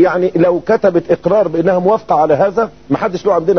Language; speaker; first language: Arabic; native; Arabic